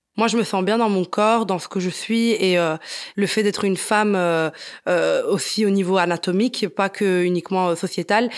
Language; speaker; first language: French; non-native, fluent; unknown